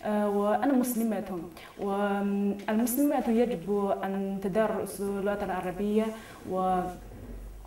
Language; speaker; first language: Arabic; non-native, learner; Chinese